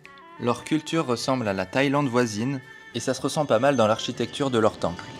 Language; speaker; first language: French; native; French